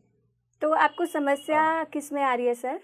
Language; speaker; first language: Hindi; native; Hindi